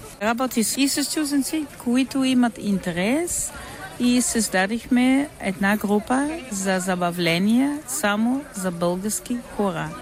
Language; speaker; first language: Bulgarian; non-native, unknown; Dutch